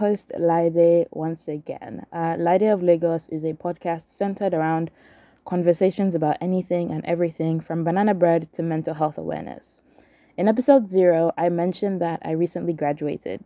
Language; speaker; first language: English; non-native, local second language; Yoruba